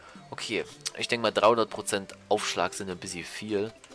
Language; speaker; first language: German; native; German